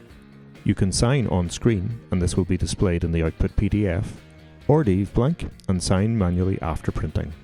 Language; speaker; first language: English; native; English